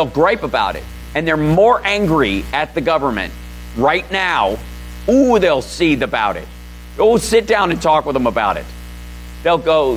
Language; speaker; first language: English; native; English